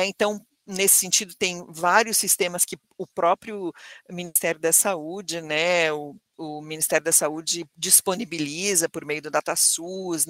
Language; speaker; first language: Portuguese; native; Portuguese